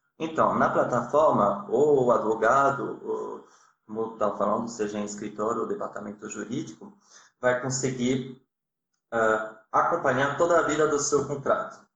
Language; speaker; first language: Portuguese; non-native, fluent; French